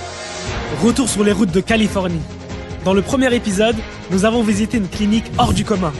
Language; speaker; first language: French; native; French